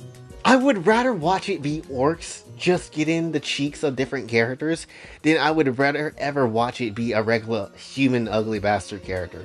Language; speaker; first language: English; native; English